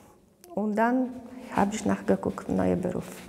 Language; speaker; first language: German; non-native, learner; Polish